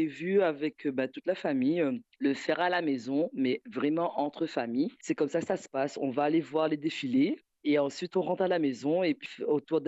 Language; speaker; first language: French; native; French